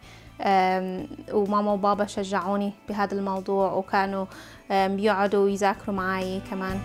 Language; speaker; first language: Arabic; early bilingual, heritage; Arabic